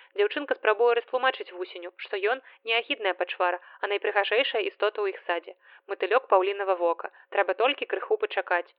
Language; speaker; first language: Belarusian; native; Belarusian